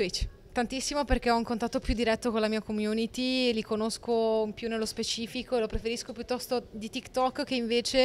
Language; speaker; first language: Italian; native; Italian